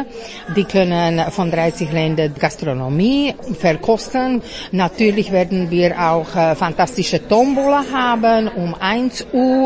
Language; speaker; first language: German; non-native, fluent; Slovak